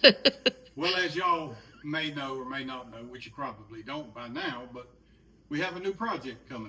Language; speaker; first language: English; native; English